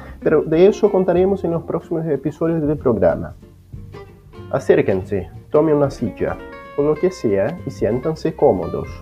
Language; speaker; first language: Spanish; non-native, fluent; Portuguese